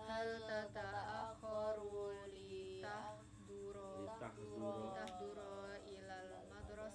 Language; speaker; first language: Arabic; non-native, learner; Indonesian